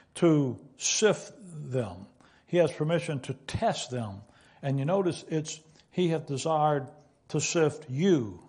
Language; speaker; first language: English; native; English